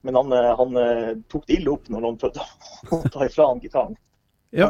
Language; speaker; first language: Norwegian; native; Norwegian